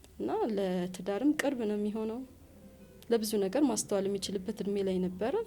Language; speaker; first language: Amharic; native; Amharic